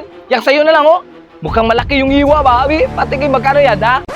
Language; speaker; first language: Filipino; non-native, local second language; Cebuano